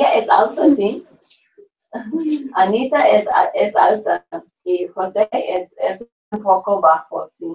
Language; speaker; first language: Spanish; non-native, learner; English